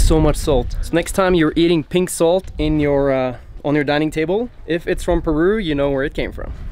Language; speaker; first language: English; non-native, fluent; Norwegian